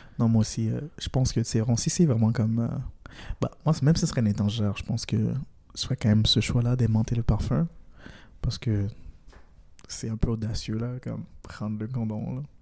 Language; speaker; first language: French; native; French